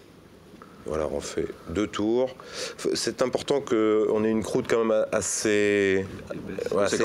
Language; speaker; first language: French; native; French